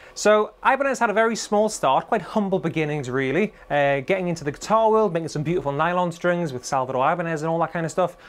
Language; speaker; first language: English; native; English